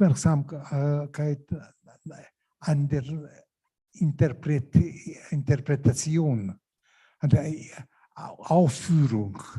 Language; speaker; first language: German; non-native, learner; Lithuanian